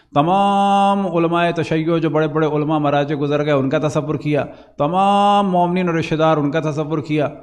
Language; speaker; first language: Urdu; native; Urdu